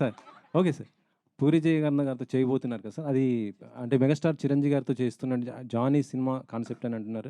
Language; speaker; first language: Telugu; native; Telugu